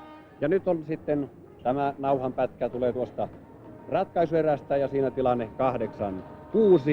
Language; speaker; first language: Finnish; native; Finnish